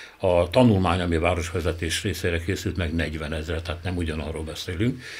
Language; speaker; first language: Hungarian; native; Hungarian